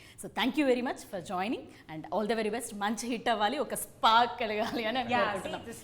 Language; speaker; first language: Telugu; native; Telugu